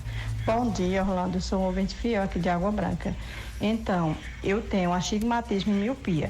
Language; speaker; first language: Portuguese; native; Portuguese